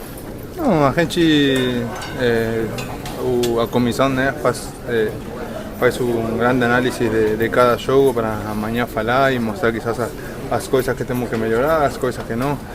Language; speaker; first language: Portuguese; non-native, fluent; Spanish